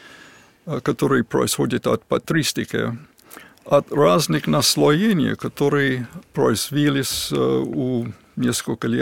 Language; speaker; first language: Russian; non-native, fluent; English